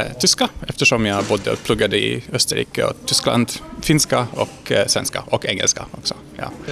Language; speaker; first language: Swedish; non-native, fluent; Hungarian